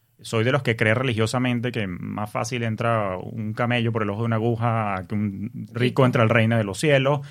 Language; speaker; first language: Spanish; native; Spanish